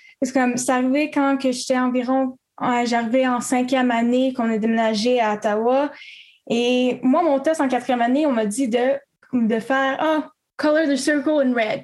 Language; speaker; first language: French; native; French